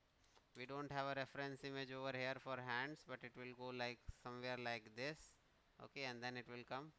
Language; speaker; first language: English; non-native, local second language; Hindi